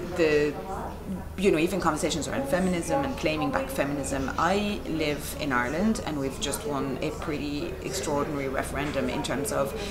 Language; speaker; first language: English; non-native, fluent; Arabic